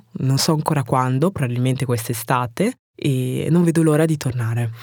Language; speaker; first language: Italian; early bilingual, other home language; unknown